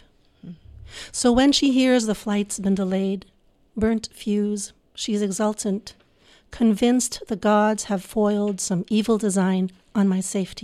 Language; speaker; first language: English; non-native, local second language; Filipino